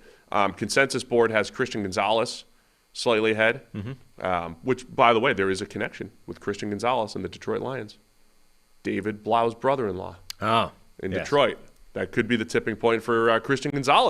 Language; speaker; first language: English; native; English